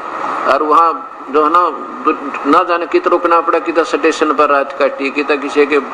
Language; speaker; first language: Hindi; non-native, local second language; Haryanvi